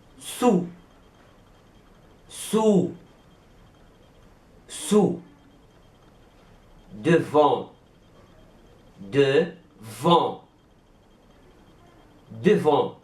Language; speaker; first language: French; non-native, fluent; Arabic